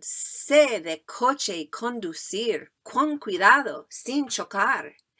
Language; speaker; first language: Spanish; non-native, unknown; English